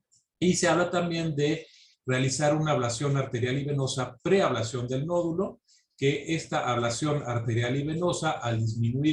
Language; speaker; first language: Spanish; native; Spanish